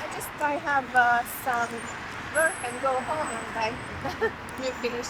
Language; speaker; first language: English; non-native, learner; Hungarian